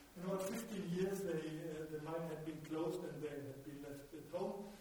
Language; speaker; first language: English; non-native, fluent; German